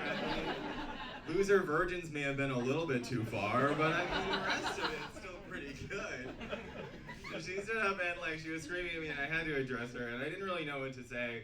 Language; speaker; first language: English; native; English